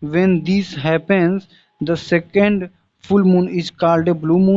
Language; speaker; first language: English; non-native, local second language; Hindi